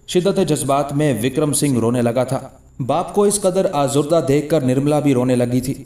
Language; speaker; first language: Urdu; native; Urdu